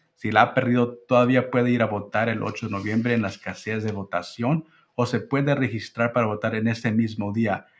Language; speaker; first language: Spanish; early bilingual, heritage; Spanish